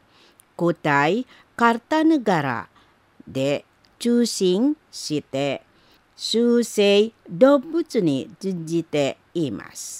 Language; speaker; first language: Japanese; non-native, learner; Indonesian